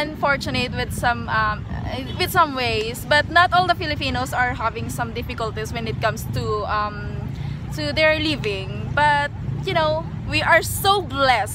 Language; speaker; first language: English; non-native, local second language; Filipino